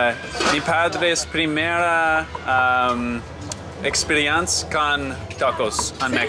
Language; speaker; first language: Spanish; non-native, learner; English